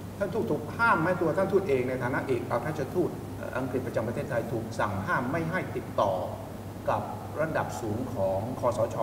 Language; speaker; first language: Thai; native; Thai